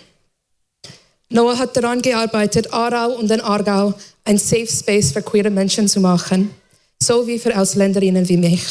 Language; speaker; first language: German; non-native, fluent; English